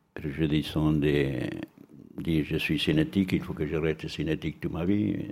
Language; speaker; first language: French; non-native, fluent; Spanish